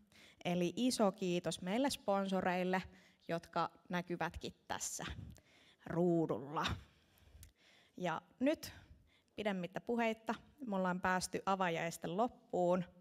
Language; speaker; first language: Finnish; native; Finnish